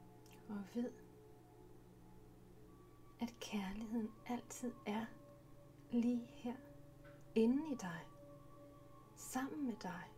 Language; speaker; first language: Danish; native; Danish